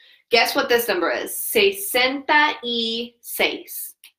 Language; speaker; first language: English; native; English